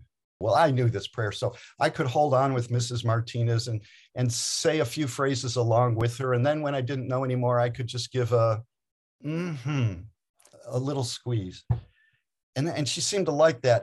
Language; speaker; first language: English; native; English